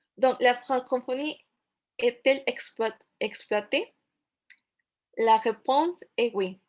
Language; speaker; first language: French; non-native, fluent; Spanish